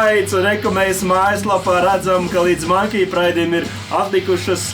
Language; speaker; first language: Latvian; native; Latvian